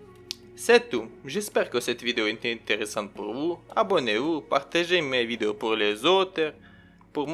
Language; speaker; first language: French; non-native, learner; Ukrainian